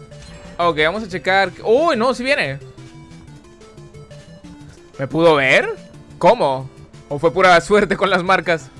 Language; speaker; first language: Spanish; native; Spanish